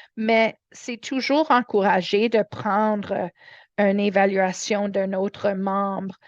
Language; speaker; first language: French; non-native, learner; English